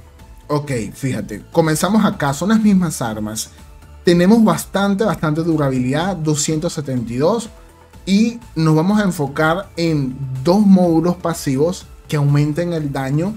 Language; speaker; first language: Spanish; native; Spanish